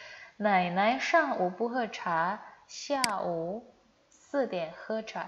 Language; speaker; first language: Chinese; non-native, fluent; Indonesian